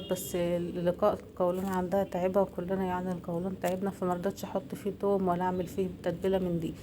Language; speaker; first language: Arabic; native; Arabic